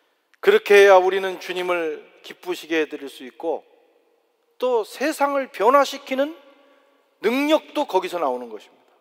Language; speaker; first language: Korean; native; Korean